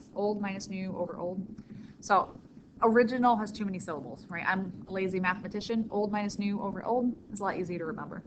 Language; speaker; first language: English; native; English